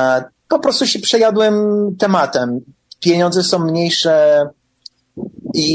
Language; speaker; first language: Polish; early bilingual, heritage; English